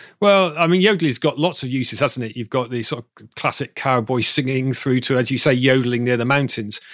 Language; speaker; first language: English; native; English